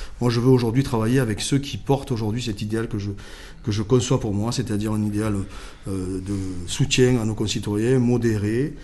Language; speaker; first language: French; native; French